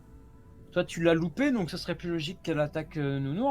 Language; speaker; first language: French; native; French